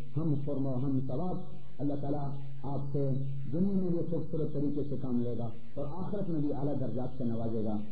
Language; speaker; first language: Urdu; non-native, local second language; Punjabi